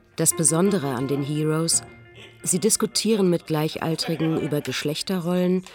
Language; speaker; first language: German; native; German